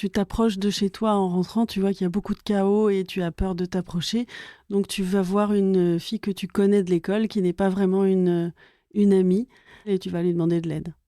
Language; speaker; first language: French; native; French